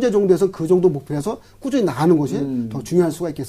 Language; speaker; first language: Korean; native; Korean